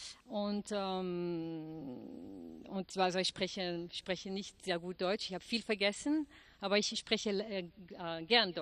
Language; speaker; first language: German; non-native, learner; French